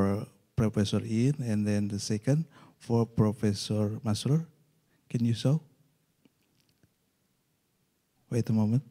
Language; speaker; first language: English; non-native, local second language; Indonesian